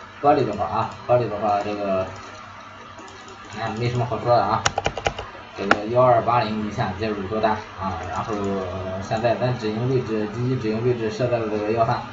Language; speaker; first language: Chinese; native; Chinese